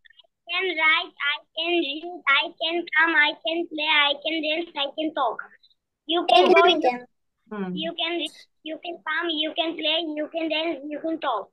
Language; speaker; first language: English; non-native, learner; Bangla